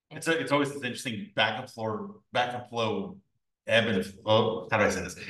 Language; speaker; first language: English; native; English